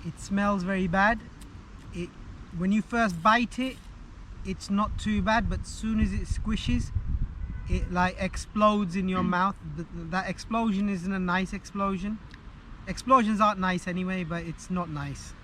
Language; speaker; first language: English; native; English